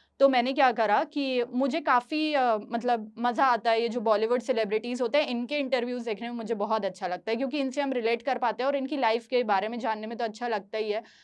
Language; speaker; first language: Hindi; native; Hindi